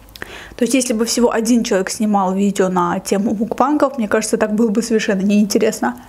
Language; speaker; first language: Russian; native; Russian